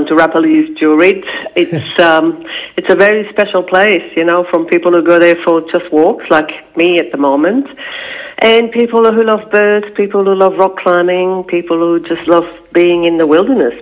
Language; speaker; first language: English; non-native, fluent; French